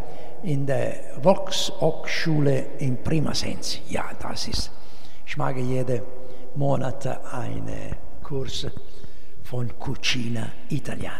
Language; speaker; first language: German; non-native, learner; Italian